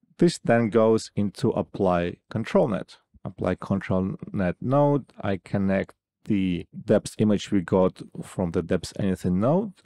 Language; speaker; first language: English; non-native, fluent; Russian